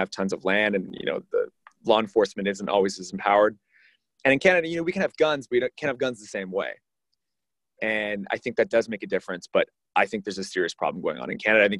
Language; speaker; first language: English; native; English